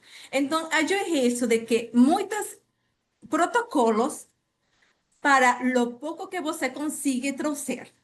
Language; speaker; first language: Portuguese; non-native, fluent; Spanish